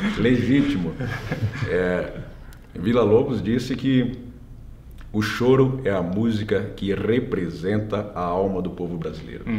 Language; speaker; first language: Portuguese; native; Portuguese